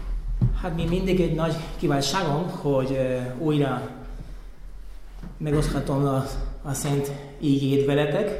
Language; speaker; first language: Hungarian; non-native, fluent; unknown